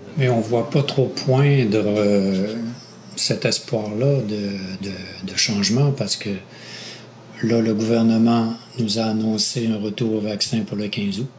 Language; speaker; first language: French; native; French